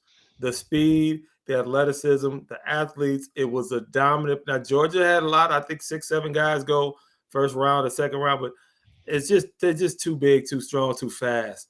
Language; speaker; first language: English; native; English